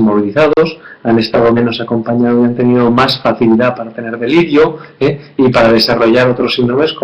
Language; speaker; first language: Spanish; native; Spanish